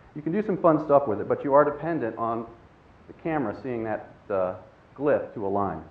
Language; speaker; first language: English; native; English